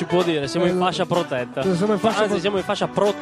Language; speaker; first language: Italian; native; Italian